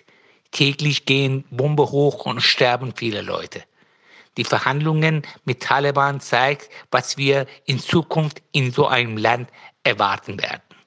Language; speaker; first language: German; non-native, fluent; Persian